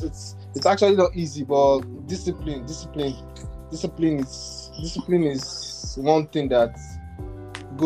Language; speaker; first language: English; non-native, local second language; Yoruba